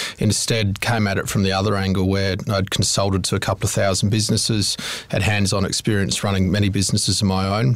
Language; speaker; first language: English; native; English